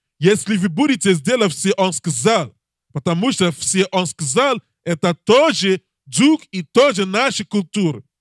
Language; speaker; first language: Russian; non-native, learner; English